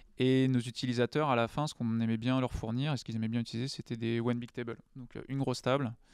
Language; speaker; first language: French; native; French